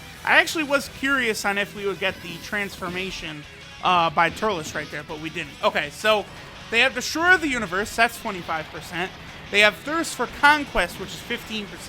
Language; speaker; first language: English; native; English